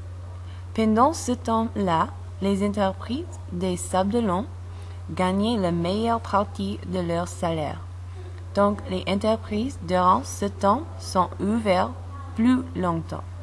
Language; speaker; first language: French; non-native, learner; English